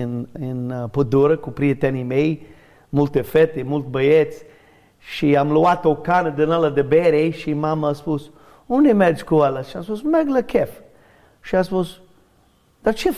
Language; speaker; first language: Romanian; non-native, learner; English